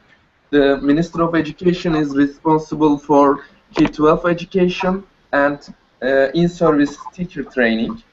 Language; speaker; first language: English; non-native, learner; Turkish